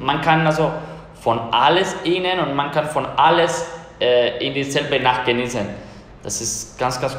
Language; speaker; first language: German; non-native, fluent; Spanish